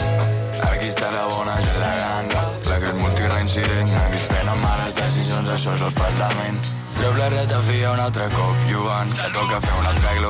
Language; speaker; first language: Catalan; native; Catalan